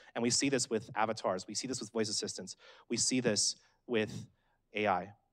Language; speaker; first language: English; native; English